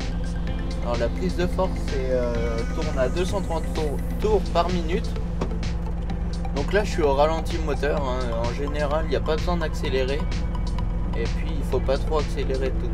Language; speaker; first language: French; native; French